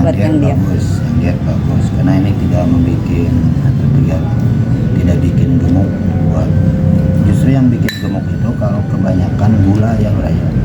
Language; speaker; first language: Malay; non-native, local second language; Sundanese